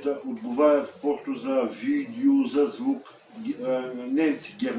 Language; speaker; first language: Russian; non-native, learner; Bulgarian